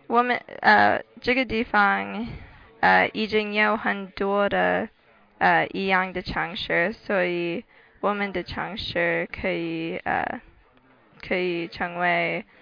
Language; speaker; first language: Chinese; non-native, learner; English